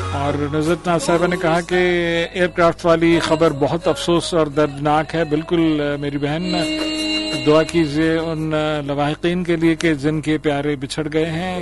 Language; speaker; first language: Urdu; native; Urdu